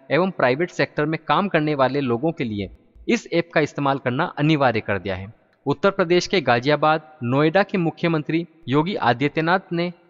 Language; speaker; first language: Hindi; native; Hindi